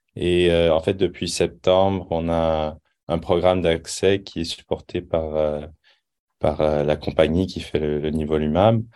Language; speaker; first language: French; native; French